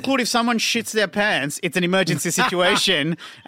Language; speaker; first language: English; non-native, local second language; Sinhala